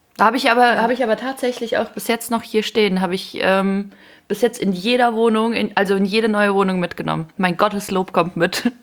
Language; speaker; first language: German; early bilingual, other home language; Ukrainian